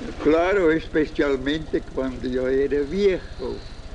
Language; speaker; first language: Spanish; non-native, fluent; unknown